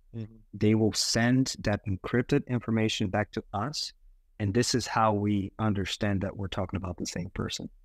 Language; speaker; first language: English; non-native, fluent; Portuguese